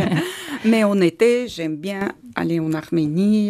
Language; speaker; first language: French; non-native, learner; Armenian